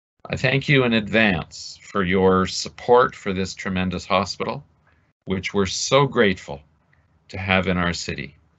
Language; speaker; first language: English; native; English